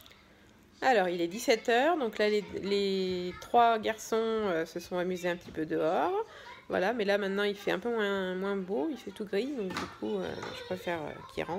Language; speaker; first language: French; native; French